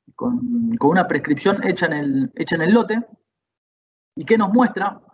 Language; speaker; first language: Spanish; native; Spanish